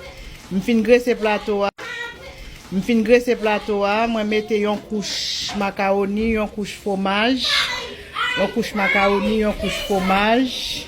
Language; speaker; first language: French; non-native, local second language; Haitian Creole